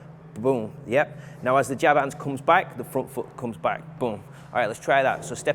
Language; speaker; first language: English; native; English